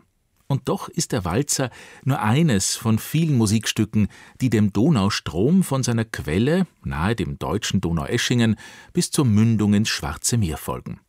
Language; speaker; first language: German; native; German